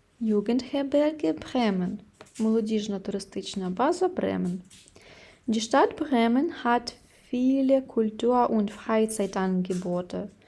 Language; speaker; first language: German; non-native, fluent; Ukrainian